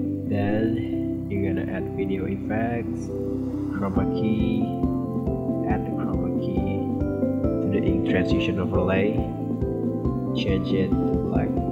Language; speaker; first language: English; non-native, fluent; Indonesian